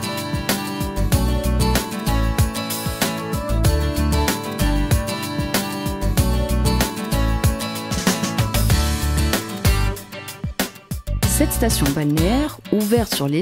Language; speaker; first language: French; native; French